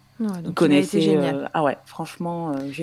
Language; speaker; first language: French; native; French